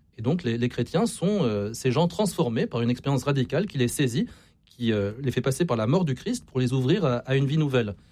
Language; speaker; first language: French; native; French